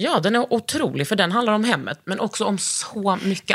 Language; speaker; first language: Swedish; native; Swedish